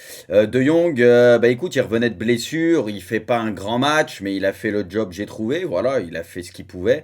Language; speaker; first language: French; native; French